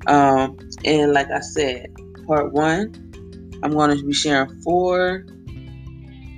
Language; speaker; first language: English; native; English